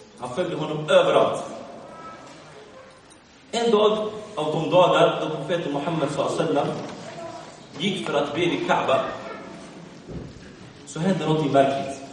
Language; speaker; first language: Swedish; early bilingual, other home language; Arabic